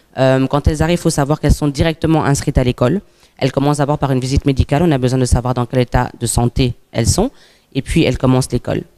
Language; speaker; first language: French; native; French